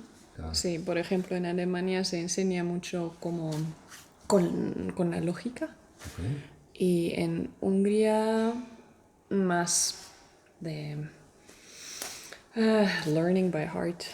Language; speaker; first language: Spanish; non-native, fluent; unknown